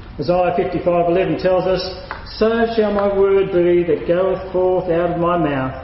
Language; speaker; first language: English; native; English